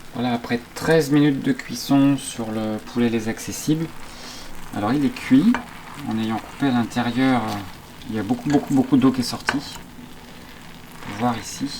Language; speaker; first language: French; native; French